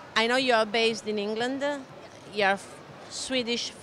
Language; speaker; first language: English; non-native, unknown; Italian